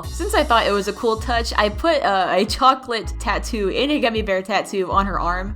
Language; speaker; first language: English; native; English